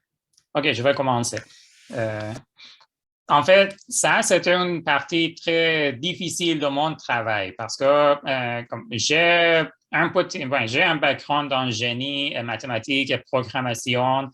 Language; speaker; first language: French; non-native, fluent; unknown